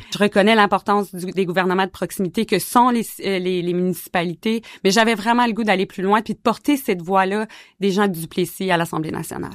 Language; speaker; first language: French; native; French